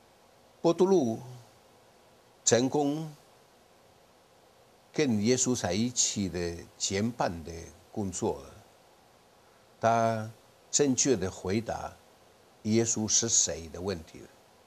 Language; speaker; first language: Chinese; non-native, fluent; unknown